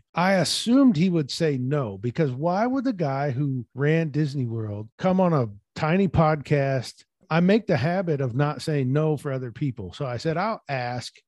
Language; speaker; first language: English; native; English